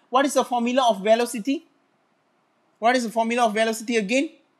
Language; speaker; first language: English; non-native, local second language; Malay